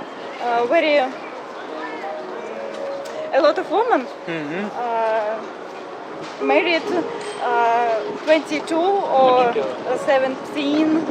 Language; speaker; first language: English; non-native, learner; Russian